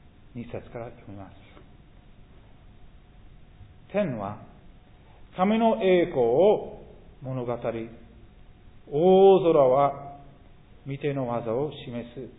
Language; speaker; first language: Japanese; non-native, fluent; English